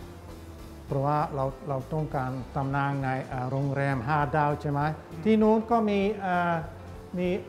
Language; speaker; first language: Thai; non-native, fluent; Dutch